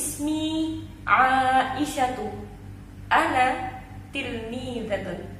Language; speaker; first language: Arabic; non-native, learner; Indonesian